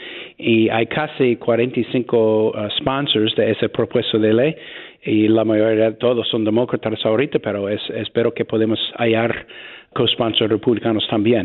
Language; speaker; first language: Spanish; non-native, fluent; English